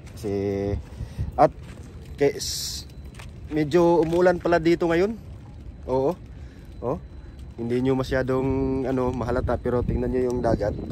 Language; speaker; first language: Filipino; non-native, local second language; Cebuano